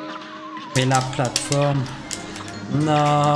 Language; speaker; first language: French; native; French